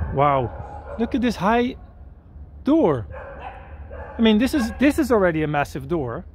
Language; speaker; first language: English; non-native, fluent; Dutch